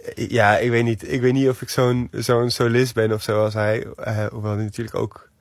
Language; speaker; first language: Dutch; native; Dutch